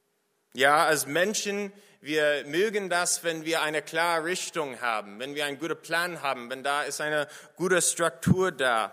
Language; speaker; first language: German; non-native, fluent; English